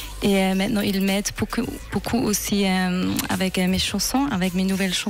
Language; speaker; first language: French; non-native, fluent; Swiss German